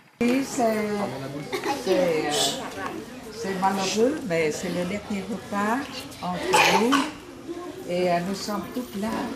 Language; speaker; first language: French; non-native, fluent; Vietnamese